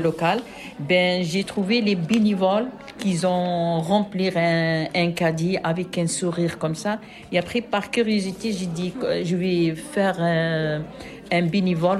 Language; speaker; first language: French; non-native, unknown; Arabic